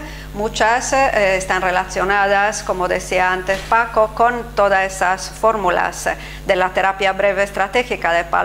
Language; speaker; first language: Spanish; non-native, fluent; Italian